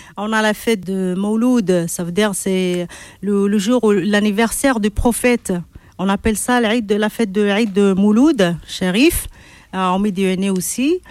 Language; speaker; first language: French; non-native, local second language; Arabic